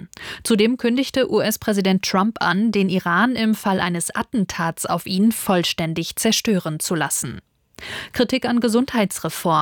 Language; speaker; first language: German; native; German